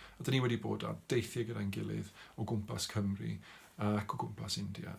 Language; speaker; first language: Welsh; non-native, local second language; English